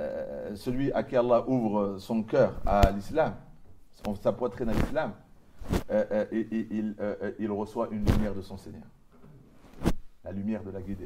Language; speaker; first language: French; native; French